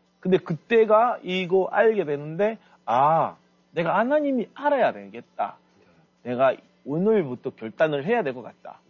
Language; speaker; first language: Korean; non-native, fluent; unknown